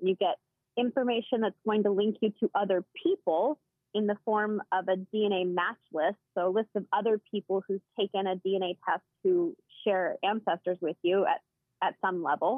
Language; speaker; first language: English; native; English